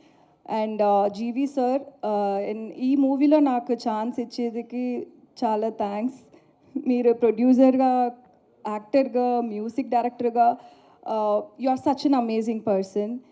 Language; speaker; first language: Telugu; non-native, learner; Tamil